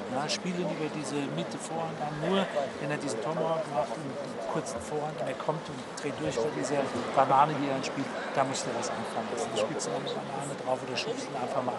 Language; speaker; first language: German; native; German